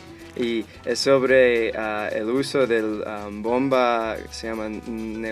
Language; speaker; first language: Spanish; non-native, fluent; English